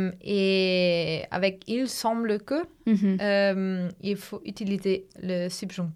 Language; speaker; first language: French; non-native, fluent; German